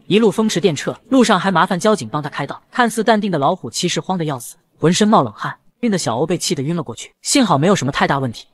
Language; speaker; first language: Chinese; native; Chinese